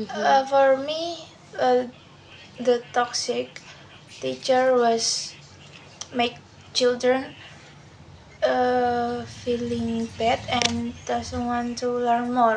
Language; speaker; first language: English; non-native, learner; Indonesian